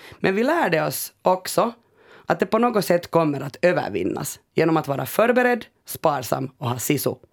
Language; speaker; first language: Swedish; native; Swedish